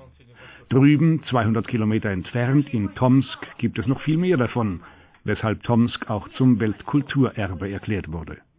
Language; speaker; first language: German; native; German